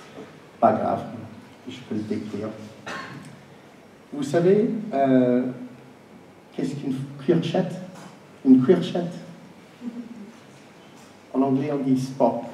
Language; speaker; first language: French; non-native, fluent; English